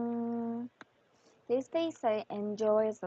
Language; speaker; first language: English; non-native, learner; Korean